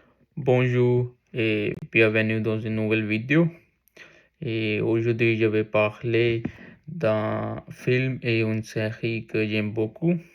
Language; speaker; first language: French; non-native, learner; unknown